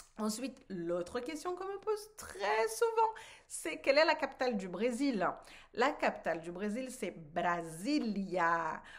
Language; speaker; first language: French; non-native, fluent; Portuguese